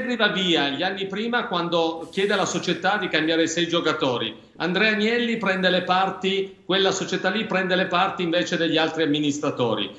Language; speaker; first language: Italian; native; Italian